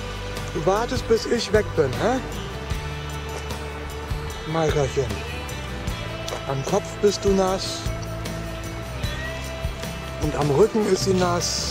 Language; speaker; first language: German; native; German